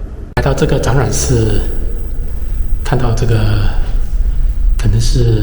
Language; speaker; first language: Chinese; native; Chinese